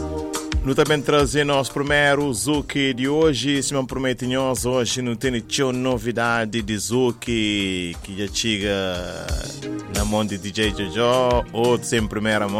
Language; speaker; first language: Portuguese; non-native, local second language; Kabuverdianu